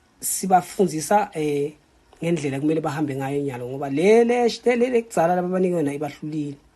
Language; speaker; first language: Zulu; non-native, local second language; Swati